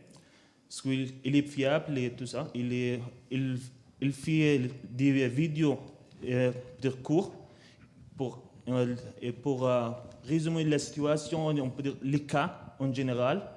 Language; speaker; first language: French; non-native, learner; Arabic